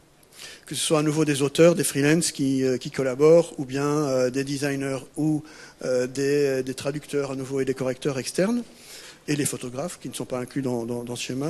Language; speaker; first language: French; native; French